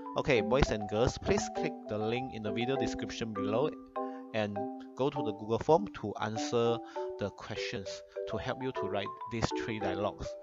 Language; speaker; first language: English; non-native, local second language; Chinese